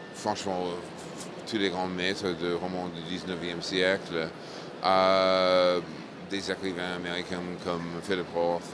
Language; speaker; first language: French; non-native, fluent; English